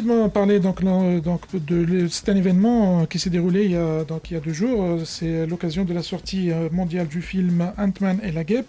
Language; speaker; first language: French; non-native, local second language; Arabic